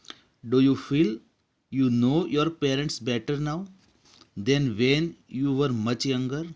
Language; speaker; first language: English; non-native, local second language; Gujarati